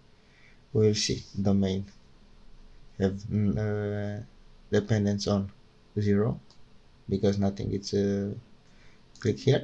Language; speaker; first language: English; non-native, fluent; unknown